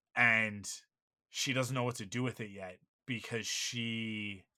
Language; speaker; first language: English; native; English